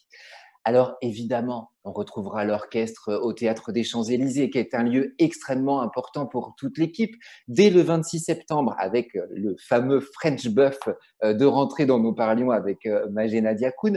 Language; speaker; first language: French; native; French